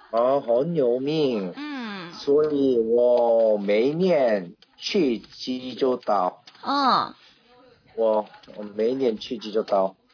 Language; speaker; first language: Chinese; non-native, learner; Korean